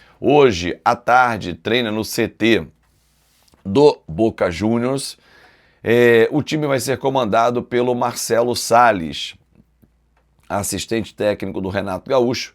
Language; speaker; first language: Portuguese; native; Portuguese